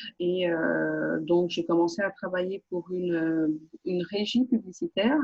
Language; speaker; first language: French; non-native, local second language; Portuguese